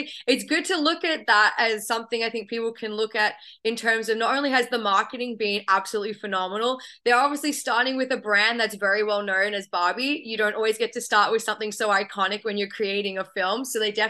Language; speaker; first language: English; native; English